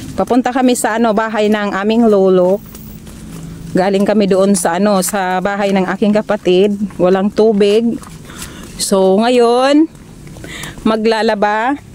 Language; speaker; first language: Filipino; non-native, local second language; Hiligaynon